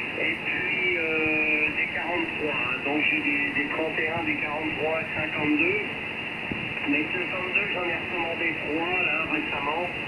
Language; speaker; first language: French; native; French